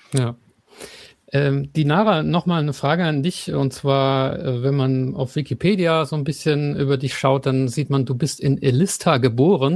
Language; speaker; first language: German; native; German